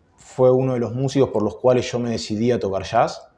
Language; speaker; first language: Spanish; native; Spanish